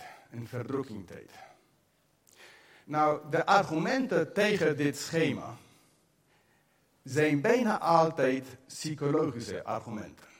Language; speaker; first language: Dutch; non-native, fluent; English